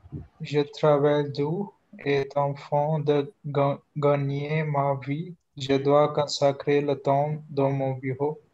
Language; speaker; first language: French; non-native, learner; Hindi